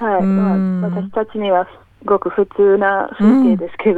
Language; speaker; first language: Japanese; non-native, fluent; English